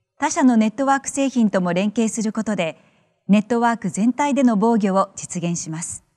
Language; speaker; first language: Japanese; native; Japanese